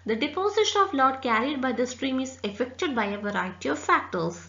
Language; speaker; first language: English; non-native, local second language; Malayalam